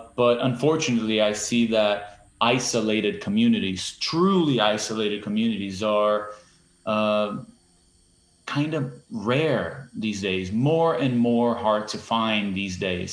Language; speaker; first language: English; non-native, fluent; Portuguese